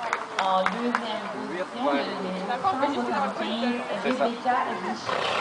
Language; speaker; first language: French; native; French